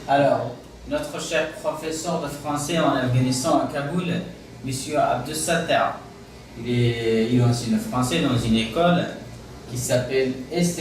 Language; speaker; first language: French; non-native, fluent; Pashto